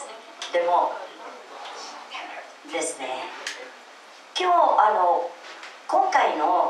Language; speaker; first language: Japanese; non-native, fluent; Filipino